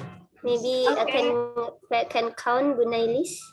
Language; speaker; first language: English; non-native, fluent; Indonesian